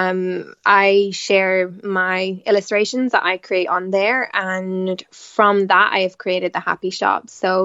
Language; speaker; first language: English; native; English